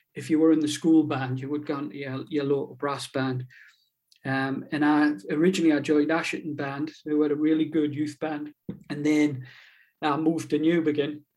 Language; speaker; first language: English; native; English